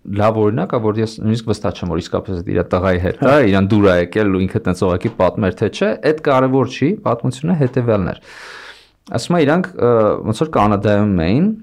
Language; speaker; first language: Armenian; native; Armenian